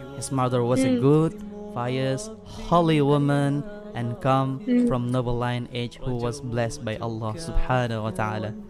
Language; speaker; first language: English; non-native, learner; Indonesian